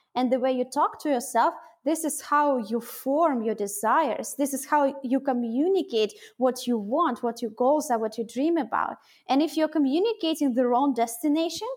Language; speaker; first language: English; non-native, fluent; Russian